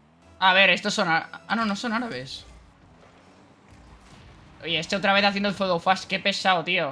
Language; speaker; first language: Spanish; native; Spanish